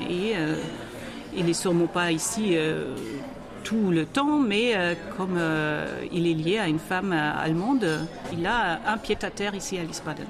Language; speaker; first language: French; non-native, fluent; German